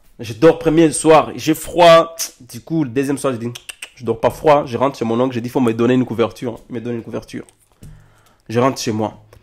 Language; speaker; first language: French; non-native, local second language; Lingala